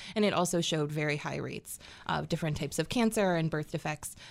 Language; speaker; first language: English; native; English